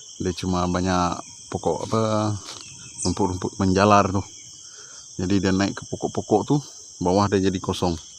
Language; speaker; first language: Malay; non-native, local second language; Iban